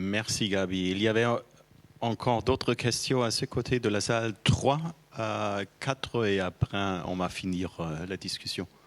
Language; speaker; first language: French; non-native, fluent; German